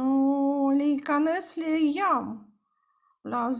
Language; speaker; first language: Hebrew; non-native, fluent; Russian